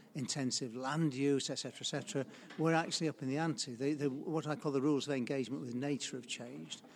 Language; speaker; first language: English; native; English